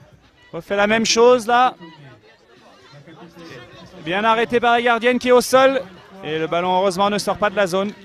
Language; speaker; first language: French; native; French